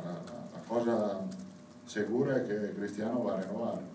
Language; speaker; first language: Spanish; non-native, fluent; Italian